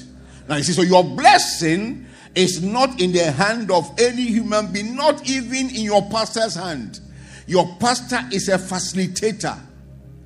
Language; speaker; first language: English; non-native, local second language; Akan